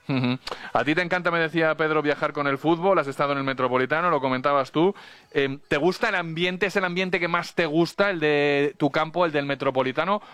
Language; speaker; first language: Spanish; native; Spanish